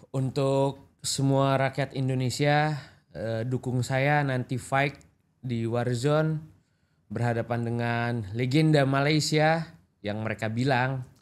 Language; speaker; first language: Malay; non-native, local second language; Indonesian